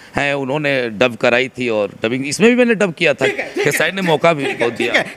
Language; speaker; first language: Hindi; native; Hindi